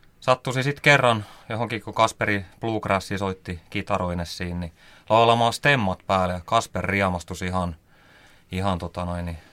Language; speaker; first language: Finnish; native; Finnish